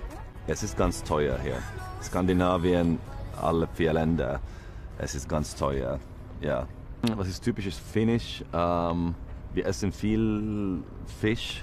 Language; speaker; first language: German; non-native, learner; Finnish